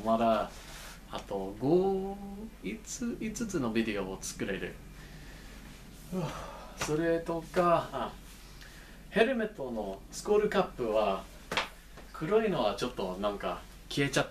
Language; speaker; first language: Japanese; non-native, learner; English